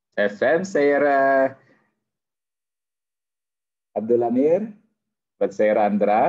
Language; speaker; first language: Swedish; non-native, fluent; Arabic